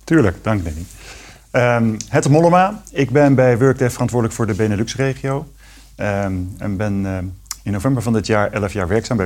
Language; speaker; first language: Dutch; native; Dutch